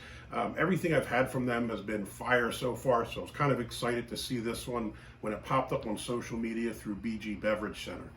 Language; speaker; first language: English; native; English